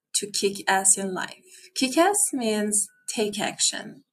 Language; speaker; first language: English; non-native, fluent; Persian